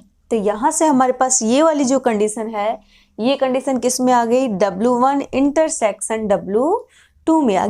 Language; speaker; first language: Hindi; native; Hindi